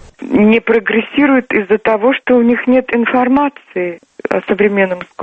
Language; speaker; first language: Russian; non-native, local second language; Turkmen